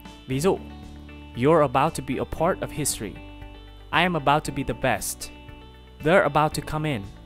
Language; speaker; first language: English; non-native, fluent; Vietnamese